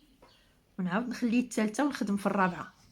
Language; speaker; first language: Arabic; native; Arabic